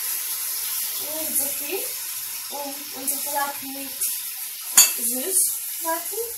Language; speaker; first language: German; non-native, learner; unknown